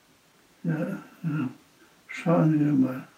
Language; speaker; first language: German; non-native, fluent; Polish